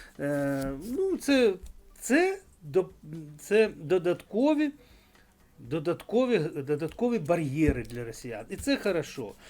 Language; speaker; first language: Ukrainian; non-native, local second language; Russian